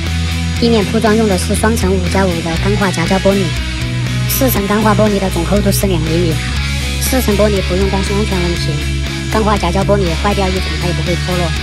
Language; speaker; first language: Chinese; native; Chinese